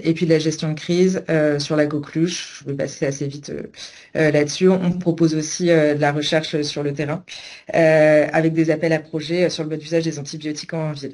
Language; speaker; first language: French; native; French